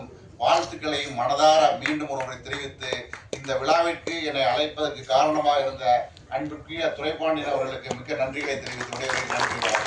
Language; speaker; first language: Tamil; native; Tamil